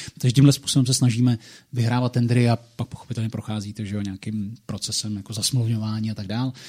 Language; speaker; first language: Czech; native; Czech